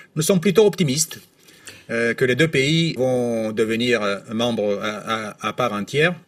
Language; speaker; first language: French; non-native, fluent; Romanian